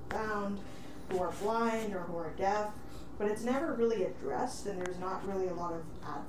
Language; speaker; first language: English; native; English